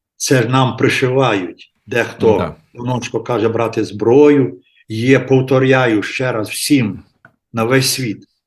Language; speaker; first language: Ukrainian; native; Ukrainian